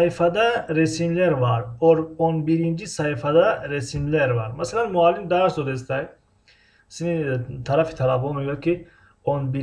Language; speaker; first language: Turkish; non-native, fluent; Tajik